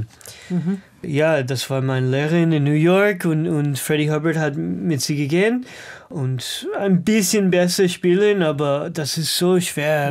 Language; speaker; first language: German; non-native, learner; English